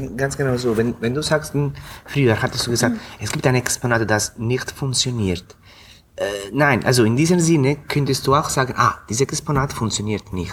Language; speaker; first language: German; non-native, fluent; Italian